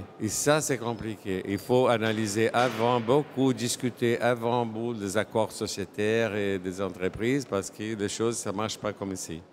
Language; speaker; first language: French; non-native, fluent; Portuguese